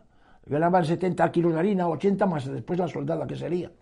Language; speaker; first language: Spanish; native; Spanish